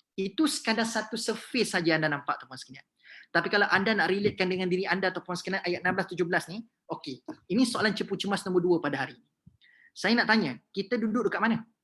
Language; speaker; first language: Malay; native; Malay